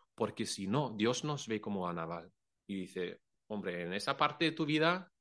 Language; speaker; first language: Spanish; non-native, fluent; German